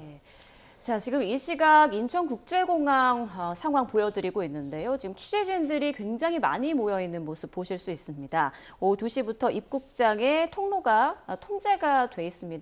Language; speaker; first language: Korean; native; Korean